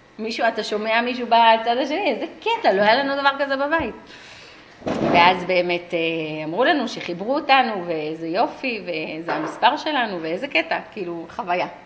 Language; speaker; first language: Hebrew; early bilingual, other home language; English